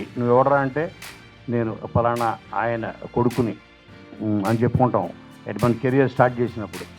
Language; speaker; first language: Telugu; native; Telugu